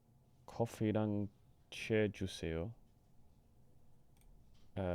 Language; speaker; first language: Korean; non-native, learner; English